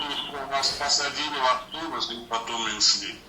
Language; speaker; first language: Russian; non-native, learner; Uzbek